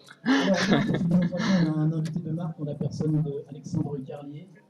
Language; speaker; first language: French; native; French